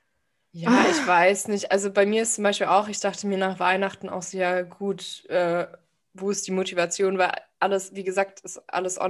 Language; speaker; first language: German; native; German